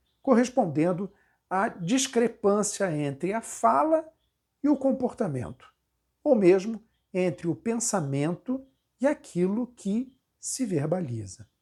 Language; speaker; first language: Portuguese; native; Portuguese